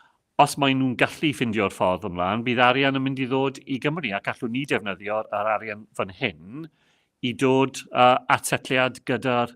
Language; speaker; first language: Welsh; non-native, local second language; English